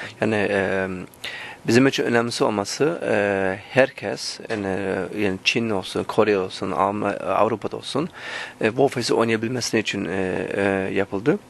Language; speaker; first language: Turkish; early bilingual, heritage; Turkish